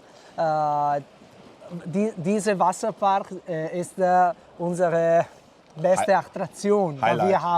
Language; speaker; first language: German; non-native, fluent; Italian